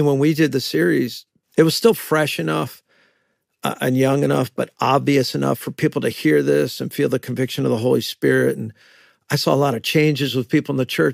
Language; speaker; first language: English; native; English